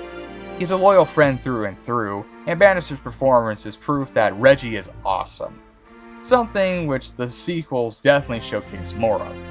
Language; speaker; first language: English; native; English